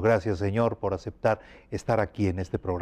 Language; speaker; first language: Spanish; native; Spanish